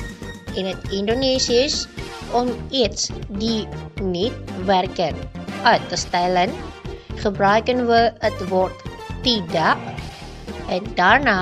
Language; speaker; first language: Dutch; non-native, learner; Indonesian